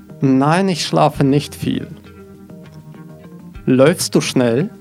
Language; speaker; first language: German; non-native, fluent; Russian